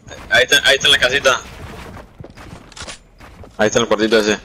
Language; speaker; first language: Spanish; native; Spanish